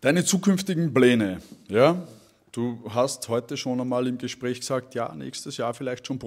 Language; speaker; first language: German; native; German